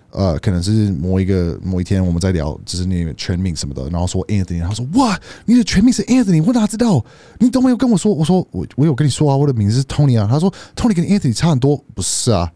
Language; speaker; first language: Chinese; non-native, fluent; English